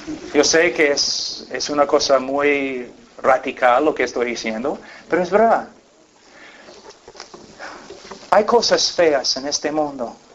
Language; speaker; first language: Spanish; non-native, fluent; English